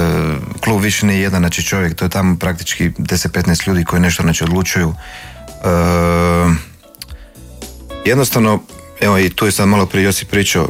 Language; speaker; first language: Croatian; native; Croatian